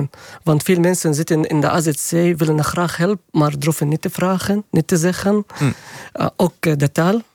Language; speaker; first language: Dutch; non-native, learner; Arabic